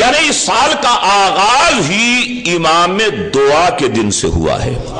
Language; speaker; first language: Urdu; native; Urdu